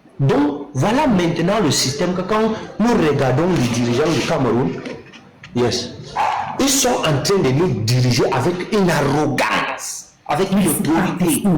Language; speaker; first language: French; non-native, local second language; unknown